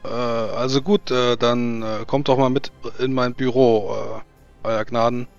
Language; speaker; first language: German; native; German